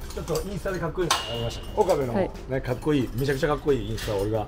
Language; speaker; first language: Japanese; native; Japanese